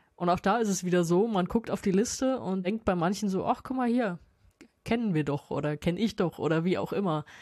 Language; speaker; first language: German; native; German